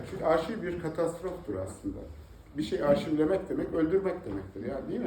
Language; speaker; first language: Turkish; native; Turkish